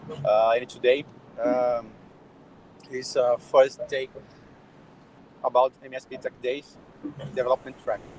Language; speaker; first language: English; non-native, learner; Portuguese